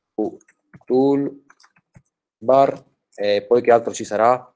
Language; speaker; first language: Italian; native; Italian